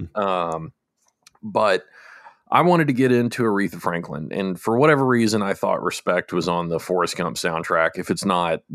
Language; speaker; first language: English; native; English